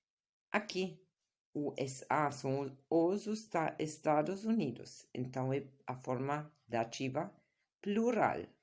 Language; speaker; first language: Portuguese; non-native, fluent; German